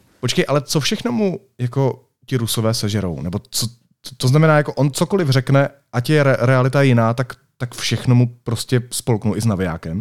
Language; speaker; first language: Czech; native; Czech